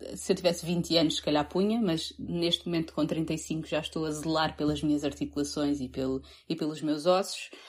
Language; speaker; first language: Portuguese; native; Portuguese